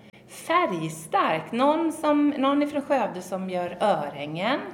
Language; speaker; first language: Swedish; native; Swedish